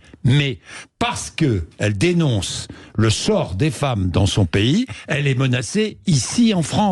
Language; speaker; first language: French; native; French